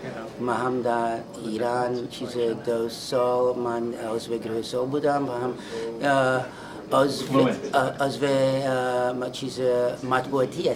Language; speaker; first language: Persian; non-native, learner; English